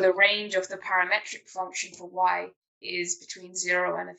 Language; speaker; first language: English; native; English